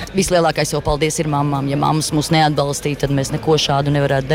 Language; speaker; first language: Latvian; native; Latvian